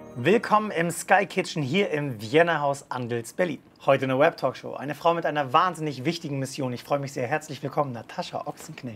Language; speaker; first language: German; native; German